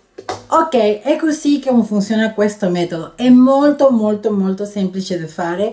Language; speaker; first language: Italian; non-native, learner; Spanish